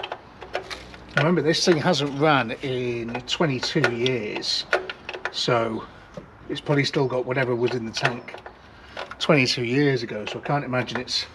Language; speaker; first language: English; native; English